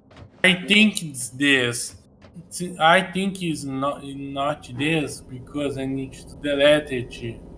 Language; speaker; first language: English; non-native, learner; Portuguese